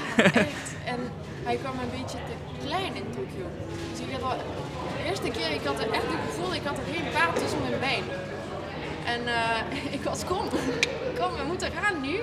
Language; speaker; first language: Dutch; non-native, fluent; French